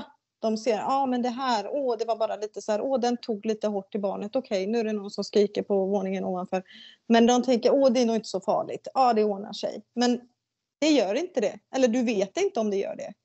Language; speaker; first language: Swedish; native; Swedish